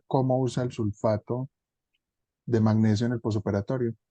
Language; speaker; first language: Spanish; native; Spanish